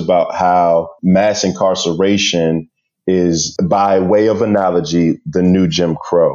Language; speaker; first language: English; native; English